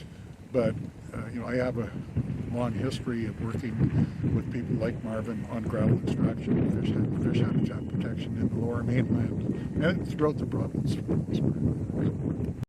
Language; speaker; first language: English; native; English